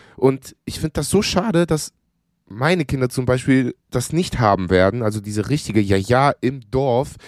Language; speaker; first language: German; early bilingual, other home language; Greek